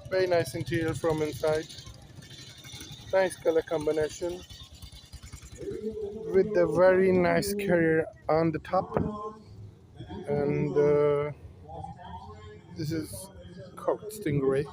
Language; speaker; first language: English; non-native, local second language; Urdu